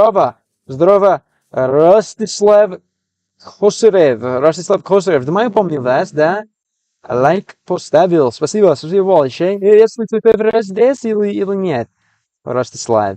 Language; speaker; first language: Russian; non-native, learner; English